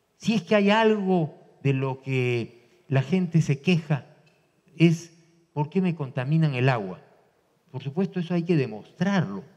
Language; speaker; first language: Spanish; native; Spanish